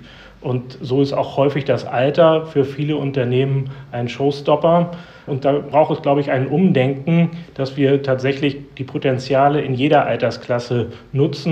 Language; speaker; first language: German; native; German